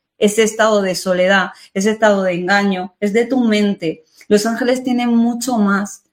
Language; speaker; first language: Spanish; native; Spanish